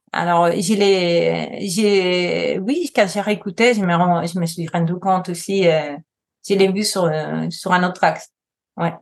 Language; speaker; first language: French; non-native, fluent; Spanish